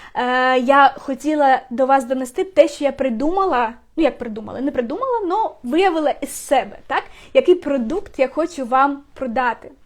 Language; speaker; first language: Ukrainian; non-native, local second language; Russian